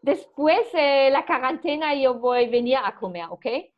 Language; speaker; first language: Spanish; non-native, fluent; German